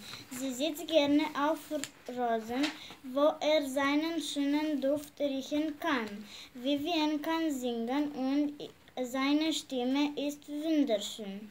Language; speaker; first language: German; non-native, learner; Romanian